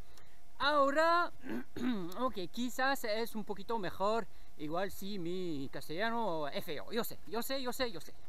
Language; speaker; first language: Spanish; non-native, learner; French